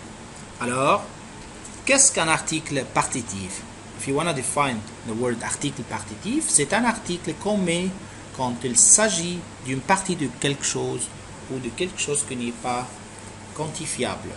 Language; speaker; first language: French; non-native, fluent; Arabic